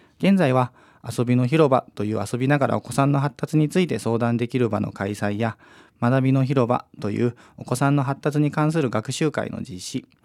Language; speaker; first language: Japanese; native; Japanese